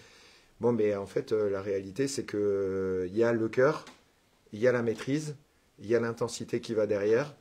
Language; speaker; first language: French; native; French